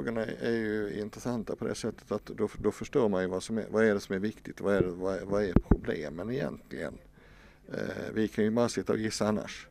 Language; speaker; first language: Swedish; native; Swedish